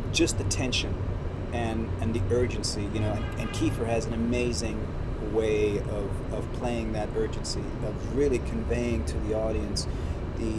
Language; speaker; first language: English; non-native, fluent; Arabic